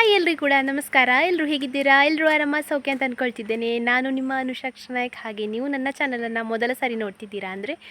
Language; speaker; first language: Kannada; non-native, local second language; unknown